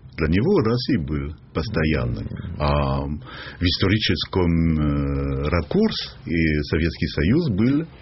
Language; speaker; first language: Russian; non-native, fluent; French